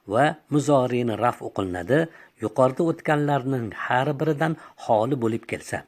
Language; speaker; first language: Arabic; non-native, fluent; Uzbek